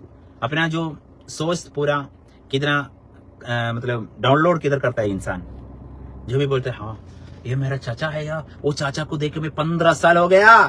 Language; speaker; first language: Hindi; non-native, local second language; Malayalam